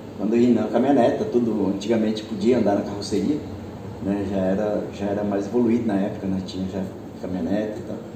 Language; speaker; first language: Portuguese; early bilingual, other home language; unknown